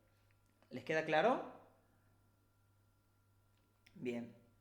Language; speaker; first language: Spanish; native; Spanish